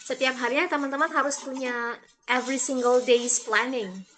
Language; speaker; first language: Indonesian; native; Indonesian